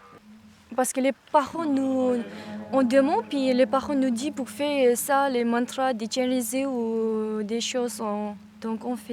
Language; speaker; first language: French; non-native, learner; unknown